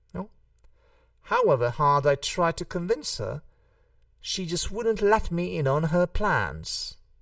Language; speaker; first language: English; non-native, fluent; Hungarian